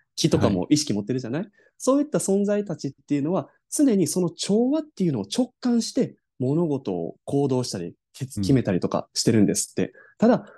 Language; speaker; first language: Japanese; native; Japanese